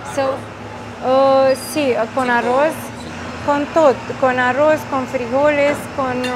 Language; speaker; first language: Spanish; non-native, learner; Romanian